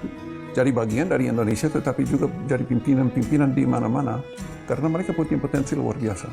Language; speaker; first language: Indonesian; non-native, fluent; English